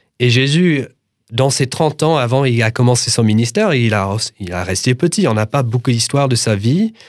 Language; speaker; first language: French; non-native, fluent; English